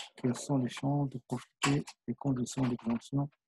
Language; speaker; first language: French; non-native, local second language; Arabic